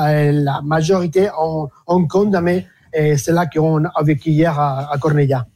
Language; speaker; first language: French; non-native, fluent; Spanish